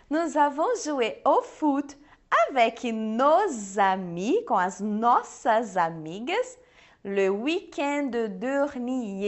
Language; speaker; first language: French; non-native, fluent; Portuguese